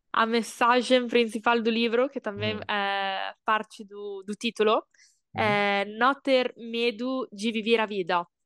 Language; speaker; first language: Portuguese; non-native, learner; Italian